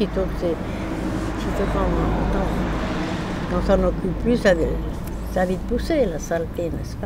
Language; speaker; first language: French; native; French